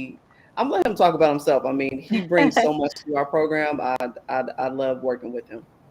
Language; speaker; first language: English; native; English